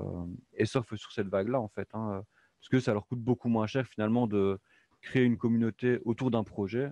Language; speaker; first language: French; native; French